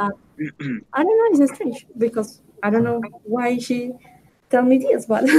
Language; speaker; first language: English; non-native, learner; Spanish